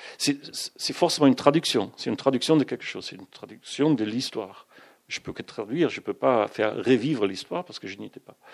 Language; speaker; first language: French; non-native, fluent; German